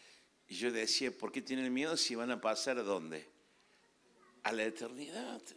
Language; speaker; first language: Spanish; native; Spanish